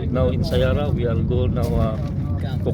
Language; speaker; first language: English; non-native, learner; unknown